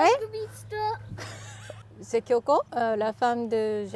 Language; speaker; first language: French; non-native, learner; Japanese